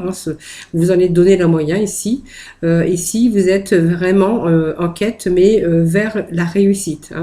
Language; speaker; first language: French; native; French